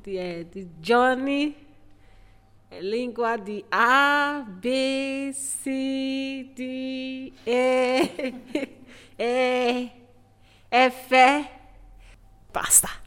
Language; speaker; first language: Italian; non-native, learner; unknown